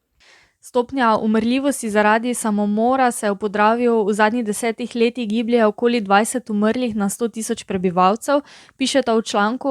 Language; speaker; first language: Slovenian; native; Slovenian